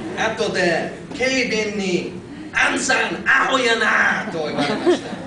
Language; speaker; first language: Japanese; non-native, fluent; English